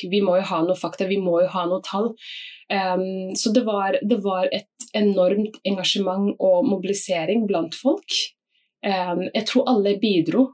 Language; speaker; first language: Norwegian; early bilingual, other home language; Somali